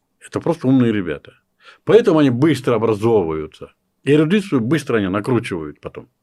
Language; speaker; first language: Russian; non-native, local second language; Kyrgyz